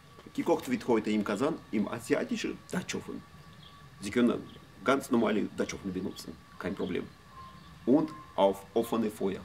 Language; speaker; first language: German; non-native, fluent; Russian